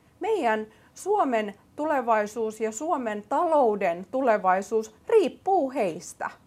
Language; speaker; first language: Finnish; early bilingual, other home language; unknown